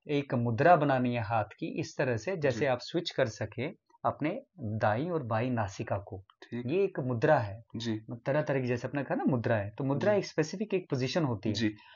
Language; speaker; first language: Hindi; non-native, local second language; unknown